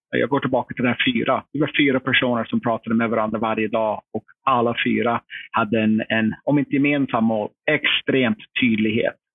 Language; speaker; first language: Swedish; non-native, fluent; English